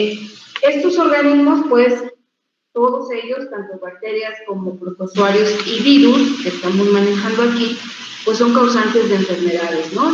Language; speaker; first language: Spanish; native; Spanish